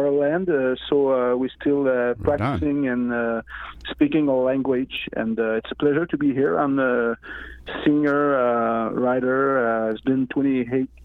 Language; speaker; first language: English; non-native, fluent; Innu-aimun